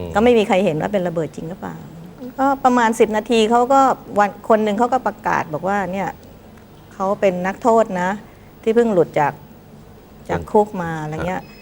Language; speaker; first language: Thai; native; Thai